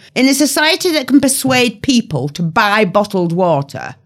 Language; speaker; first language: English; native; English